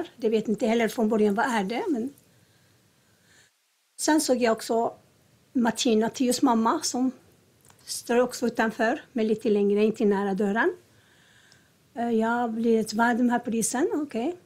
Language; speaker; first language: Swedish; non-native, learner; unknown